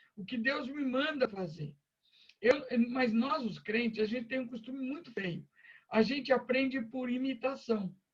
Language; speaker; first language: Portuguese; native; Portuguese